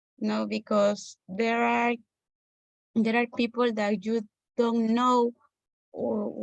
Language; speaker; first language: English; non-native, learner; Spanish